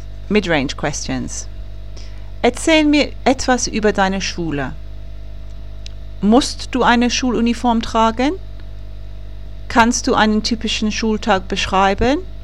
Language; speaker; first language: German; non-native, fluent; English